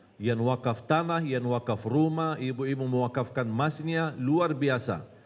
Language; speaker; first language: Malay; non-native, fluent; Arabic